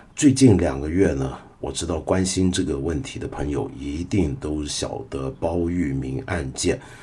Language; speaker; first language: Chinese; non-native, local second language; Cantonese